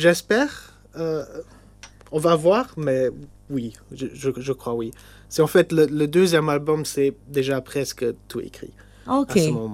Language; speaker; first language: French; non-native, local second language; Luxembourgish